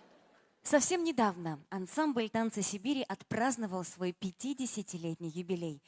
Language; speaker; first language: Russian; native; Russian